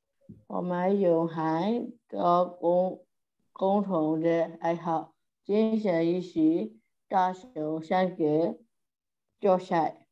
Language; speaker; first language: Chinese; non-native, learner; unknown